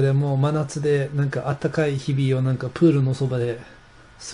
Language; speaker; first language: Japanese; non-native, fluent; English